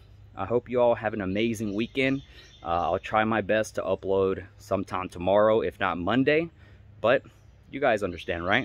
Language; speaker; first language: English; native; English